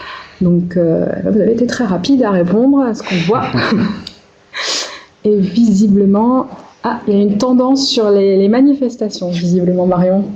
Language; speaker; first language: French; native; French